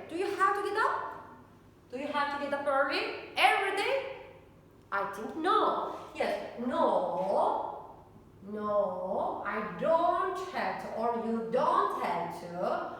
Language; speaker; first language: English; non-native, fluent; Turkish